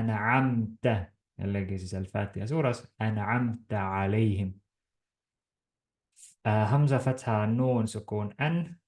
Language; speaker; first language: Arabic; non-native, fluent; Estonian